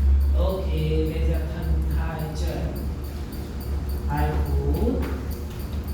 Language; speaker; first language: Vietnamese; non-native, learner; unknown